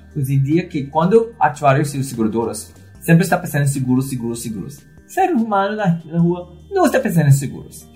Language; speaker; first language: Portuguese; non-native, fluent; English